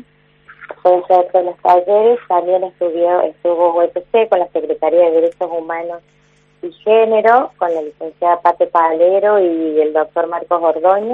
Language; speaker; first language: Spanish; native; Spanish